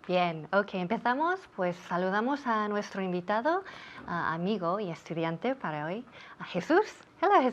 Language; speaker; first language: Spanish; non-native, fluent; English